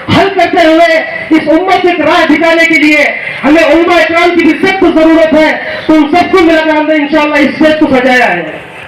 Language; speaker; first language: Urdu; native; Urdu